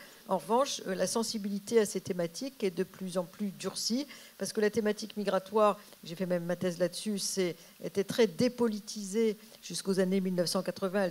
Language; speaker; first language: French; native; French